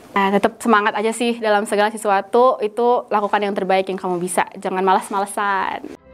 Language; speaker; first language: Indonesian; native; Indonesian